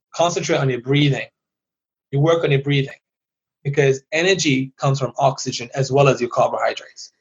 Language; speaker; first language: English; early bilingual, other home language; Persian